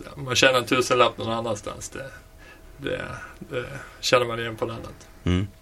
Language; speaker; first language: Swedish; native; Swedish